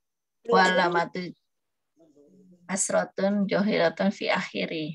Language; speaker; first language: Arabic; non-native, learner; Indonesian